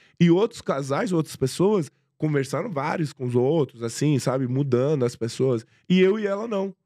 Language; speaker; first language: Portuguese; non-native, fluent; Persian